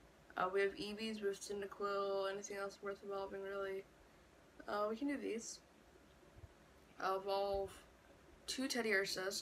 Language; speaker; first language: English; native; English